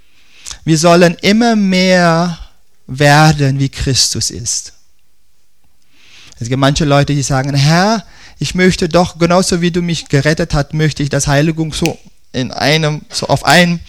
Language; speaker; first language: German; non-native, fluent; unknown